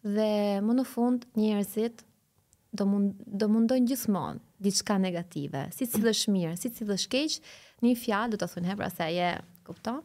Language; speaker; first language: Albanian; early bilingual, heritage; Albanian